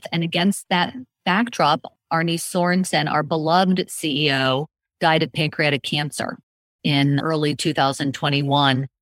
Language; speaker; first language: English; native; English